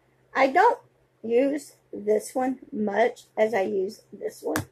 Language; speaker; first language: English; native; English